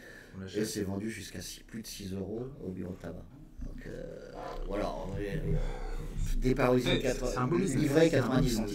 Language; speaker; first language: French; native; French